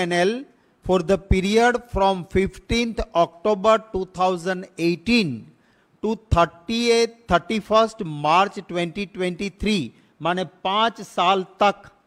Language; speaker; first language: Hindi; non-native, local second language; Gujarati